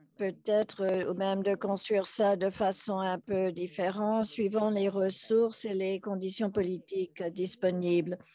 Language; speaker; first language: French; non-native, fluent; English